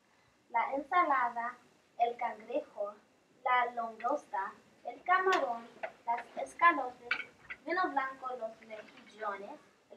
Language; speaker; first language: Spanish; non-native, learner; English